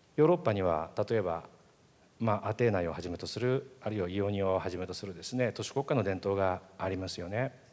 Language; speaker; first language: Japanese; native; Japanese